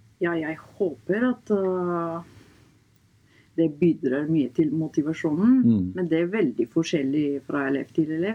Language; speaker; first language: Norwegian; non-native, fluent; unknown